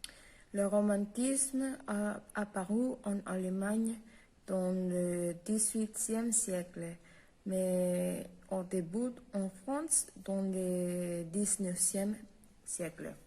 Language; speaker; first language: French; non-native, learner; Spanish